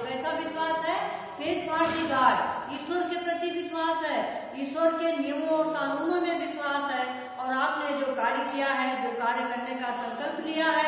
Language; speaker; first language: Hindi; native; Hindi